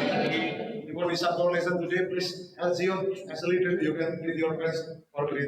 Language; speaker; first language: English; non-native, learner; Indonesian